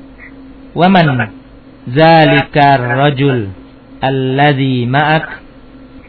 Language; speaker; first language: Arabic; non-native, fluent; Indonesian